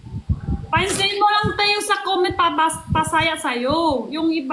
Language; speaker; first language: Filipino; non-native, local second language; Cebuano